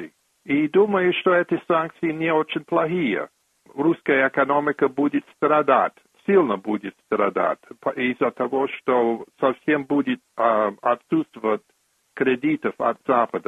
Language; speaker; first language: Russian; non-native, fluent; English